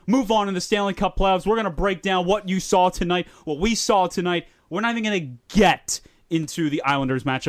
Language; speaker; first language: English; native; English